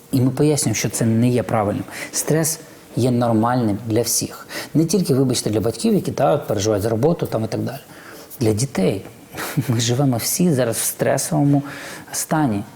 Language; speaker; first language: Ukrainian; non-native, local second language; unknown